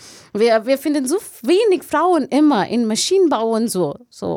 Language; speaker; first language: German; non-native, learner; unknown